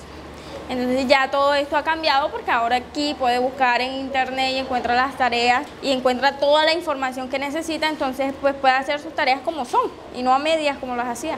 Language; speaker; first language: Spanish; native; Spanish